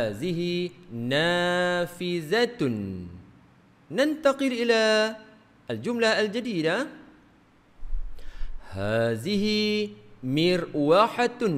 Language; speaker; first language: Arabic; non-native, fluent; Malay